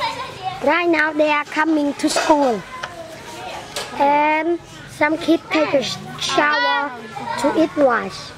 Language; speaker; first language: English; non-native, learner; Khmer